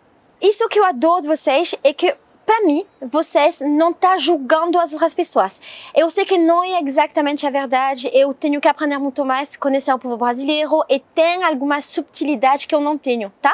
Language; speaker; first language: Portuguese; non-native, learner; French